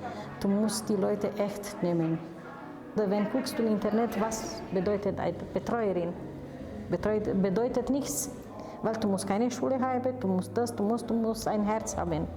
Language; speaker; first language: German; non-native, fluent; Romanian